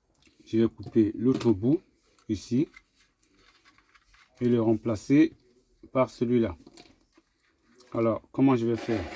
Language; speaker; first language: French; native; French